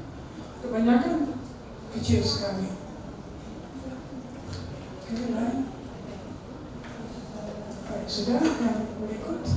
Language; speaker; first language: Indonesian; non-native, fluent; Dutch